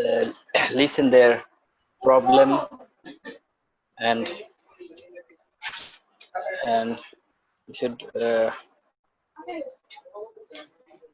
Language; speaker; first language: English; non-native, learner; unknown